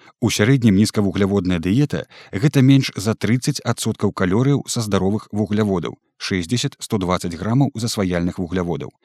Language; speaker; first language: Belarusian; native; Belarusian